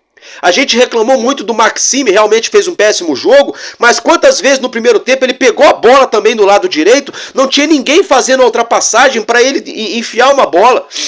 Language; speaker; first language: Portuguese; native; Portuguese